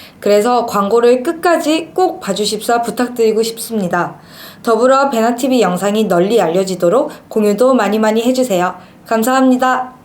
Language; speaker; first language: Korean; native; Korean